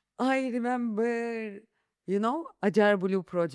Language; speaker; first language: English; non-native, learner; Turkish